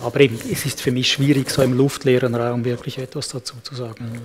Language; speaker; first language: German; native; German